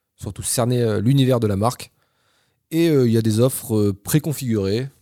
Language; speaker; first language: French; native; French